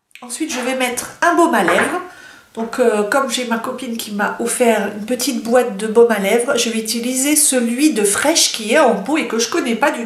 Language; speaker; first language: French; native; French